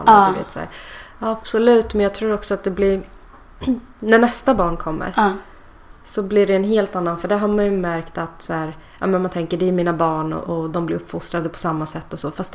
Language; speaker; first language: Swedish; native; Swedish